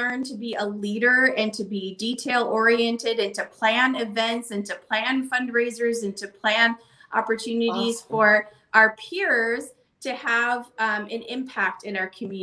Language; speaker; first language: English; native; English